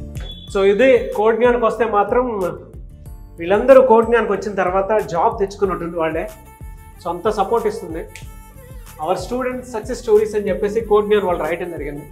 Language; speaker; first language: Telugu; native; Telugu